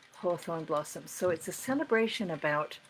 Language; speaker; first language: English; native; English